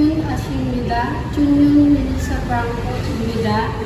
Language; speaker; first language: Korean; non-native, learner; Filipino